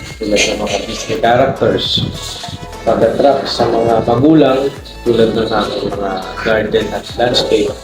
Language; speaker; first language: Filipino; native; Filipino